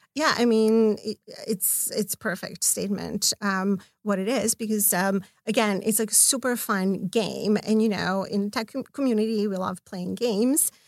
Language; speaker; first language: English; non-native, fluent; Serbian